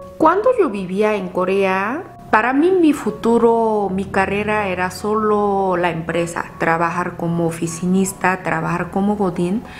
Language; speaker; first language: Spanish; non-native, fluent; Korean